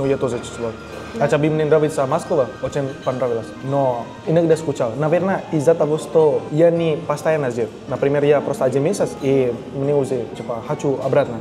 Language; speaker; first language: Russian; non-native, learner; Indonesian